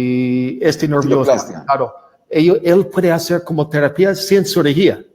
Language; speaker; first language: Spanish; non-native, learner; English